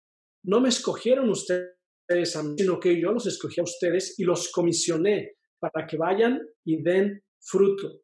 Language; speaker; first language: Spanish; native; Spanish